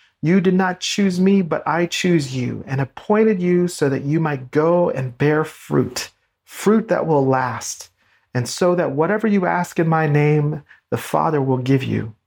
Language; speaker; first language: English; native; English